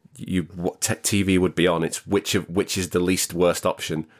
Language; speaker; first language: English; native; English